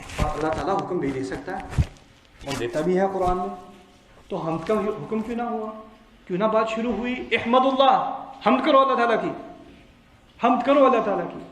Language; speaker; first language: Urdu; early bilingual, heritage; Urdu